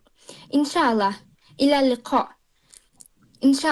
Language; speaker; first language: Arabic; non-native, learner; Tajik